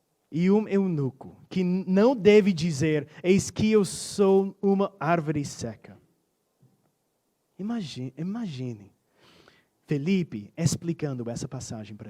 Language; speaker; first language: Portuguese; non-native, fluent; English